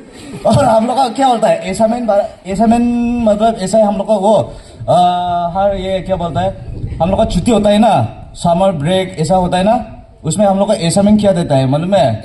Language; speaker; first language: Hindi; non-native, local second language; Garo